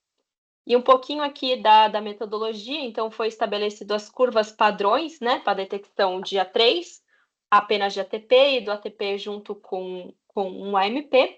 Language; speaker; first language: Portuguese; native; Portuguese